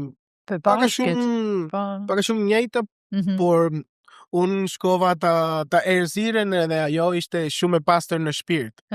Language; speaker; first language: Albanian; non-native, learner; Spanish